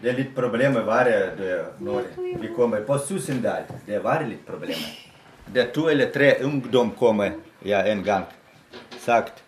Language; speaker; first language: Norwegian; non-native, learner; German